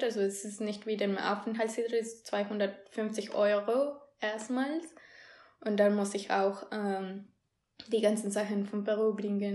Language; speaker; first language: German; non-native, fluent; Spanish